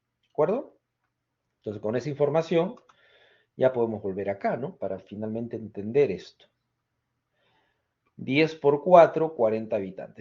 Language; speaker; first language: Spanish; native; Spanish